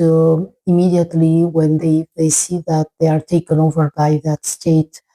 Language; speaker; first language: English; non-native, fluent; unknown